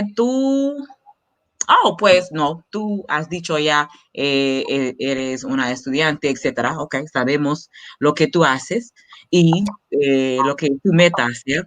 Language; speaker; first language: Spanish; non-native, learner; English